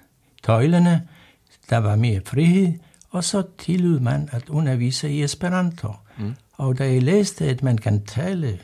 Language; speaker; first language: Danish; non-native, fluent; Polish